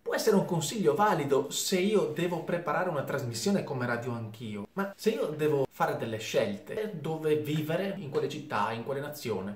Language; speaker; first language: Italian; native; Italian